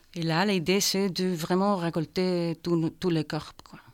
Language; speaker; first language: French; non-native, fluent; Spanish